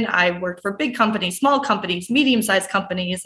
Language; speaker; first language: English; native; English